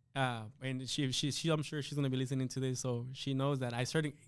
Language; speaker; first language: English; early bilingual, other home language; Spanish